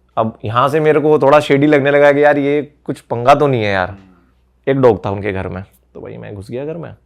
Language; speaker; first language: Hindi; native; Hindi